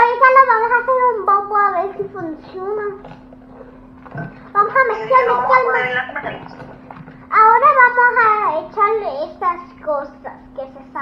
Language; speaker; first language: Spanish; early bilingual, heritage; English